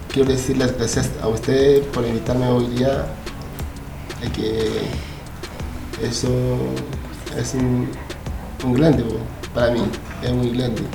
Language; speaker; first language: Spanish; non-native, learner; Haitian Creole